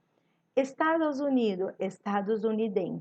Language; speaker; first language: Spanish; non-native, learner; Portuguese